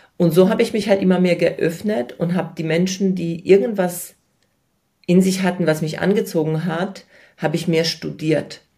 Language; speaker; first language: German; early bilingual, other home language; Polish